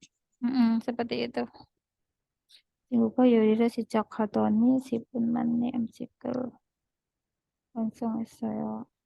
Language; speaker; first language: Korean; non-native, learner; Indonesian